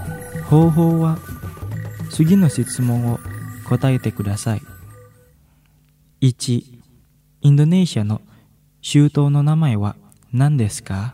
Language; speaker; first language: Japanese; non-native, fluent; Indonesian